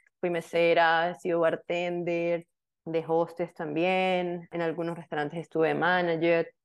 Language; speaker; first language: Spanish; native; Spanish